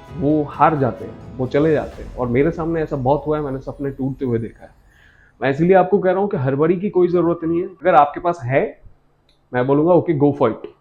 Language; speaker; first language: Hindi; non-native, local second language; Bangla